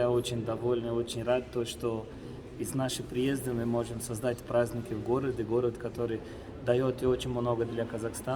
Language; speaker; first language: Russian; non-native, fluent; Portuguese